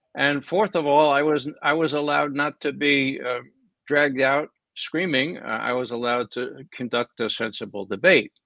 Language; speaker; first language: English; native; English